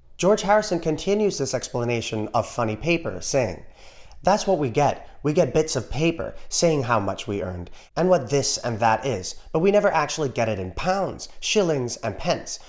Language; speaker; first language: English; native; English